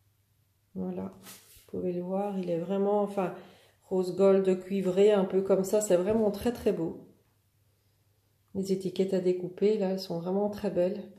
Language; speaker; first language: French; native; French